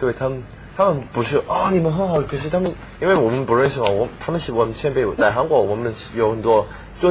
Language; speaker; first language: Chinese; non-native, learner; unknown